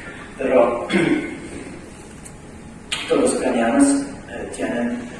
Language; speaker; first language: Spanish; non-native, learner; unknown